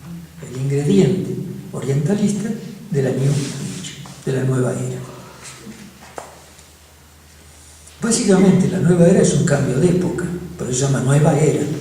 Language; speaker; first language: Spanish; native; Spanish